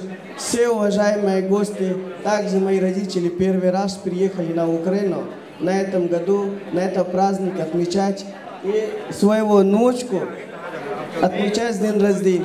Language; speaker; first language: Russian; non-native, learner; Hindi